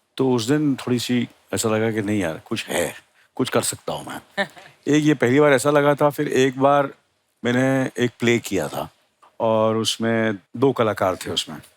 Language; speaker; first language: Hindi; native; Hindi